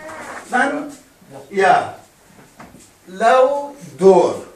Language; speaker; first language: German; non-native, fluent; Pashto